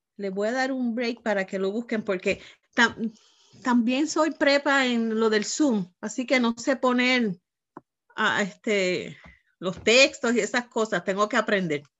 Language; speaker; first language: Spanish; native; Spanish